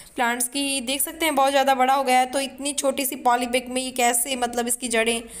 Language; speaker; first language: Hindi; native; Hindi